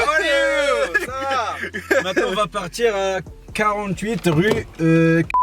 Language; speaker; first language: French; non-native, learner; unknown